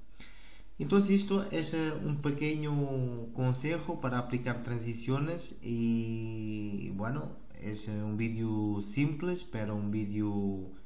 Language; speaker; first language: Portuguese; non-native, learner; Spanish